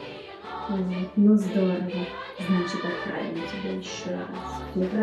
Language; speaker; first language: Russian; native; Russian